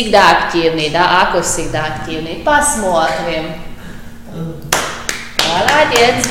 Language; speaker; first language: Russian; non-native, fluent; Hungarian